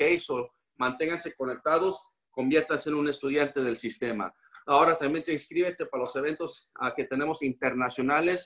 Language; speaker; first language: Spanish; native; Spanish